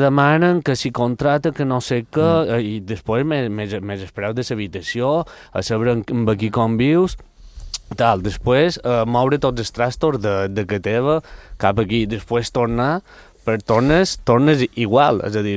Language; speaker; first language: Catalan; native; Catalan